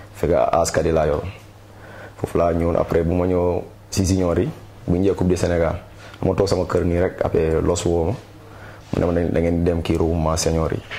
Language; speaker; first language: Wolof; non-native, local second language; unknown